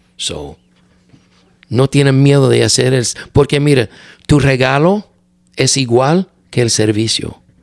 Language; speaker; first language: Spanish; non-native, learner; English